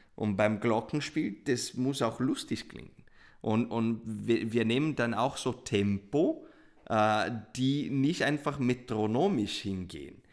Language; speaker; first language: German; non-native, fluent; Portuguese